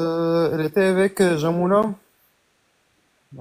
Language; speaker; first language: French; non-native, learner; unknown